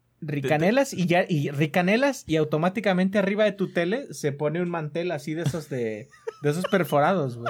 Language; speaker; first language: Spanish; native; Spanish